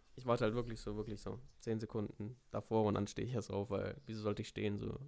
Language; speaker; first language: German; early bilingual, other home language; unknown